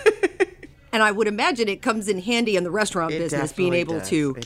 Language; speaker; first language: English; native; English